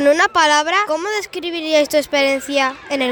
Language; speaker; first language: Spanish; native; Spanish